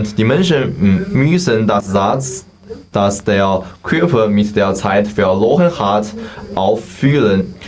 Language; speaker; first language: German; non-native, learner; Chinese